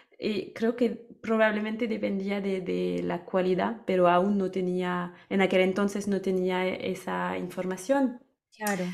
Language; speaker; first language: Spanish; non-native, fluent; French